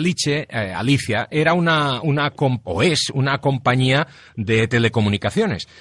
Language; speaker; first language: Spanish; non-native, local second language; Catalan